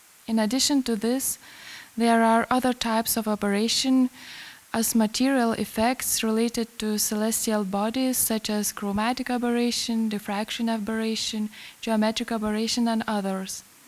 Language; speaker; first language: English; non-native, fluent; Lithuanian